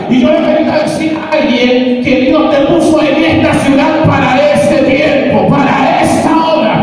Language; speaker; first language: Spanish; native; Spanish